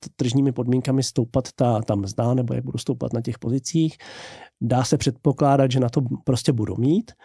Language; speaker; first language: Czech; native; Czech